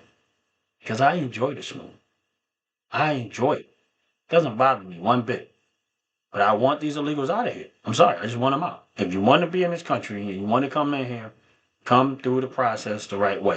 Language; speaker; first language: English; native; English